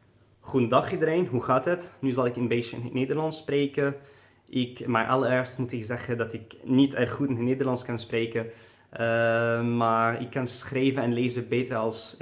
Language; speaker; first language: Dutch; non-native, learner; Arabic